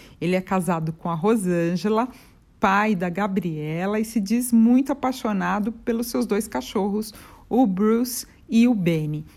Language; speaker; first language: Portuguese; native; Portuguese